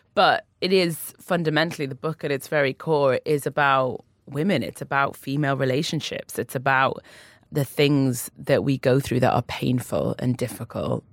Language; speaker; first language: English; native; English